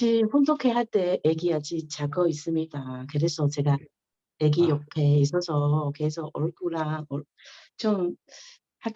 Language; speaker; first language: Korean; non-native, learner; Chinese